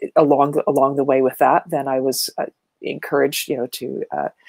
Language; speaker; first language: English; native; English